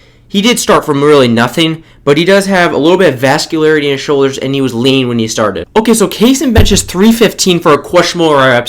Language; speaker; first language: English; native; English